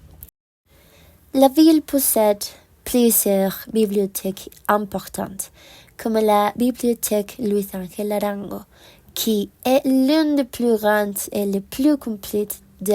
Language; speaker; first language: French; non-native, learner; Spanish